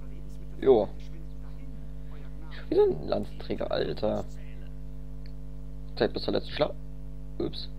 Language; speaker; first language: German; native; German